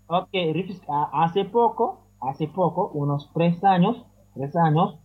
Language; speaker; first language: Spanish; non-native, fluent; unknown